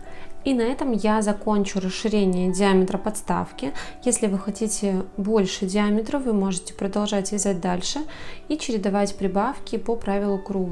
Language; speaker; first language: Russian; native; Russian